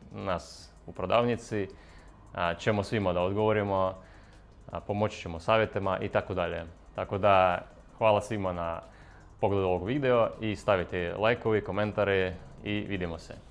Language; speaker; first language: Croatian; non-native, fluent; Russian